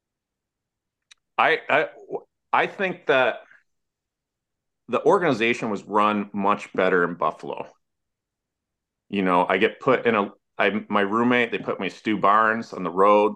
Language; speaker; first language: English; native; English